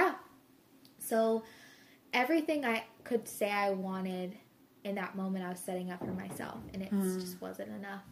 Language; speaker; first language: English; native; English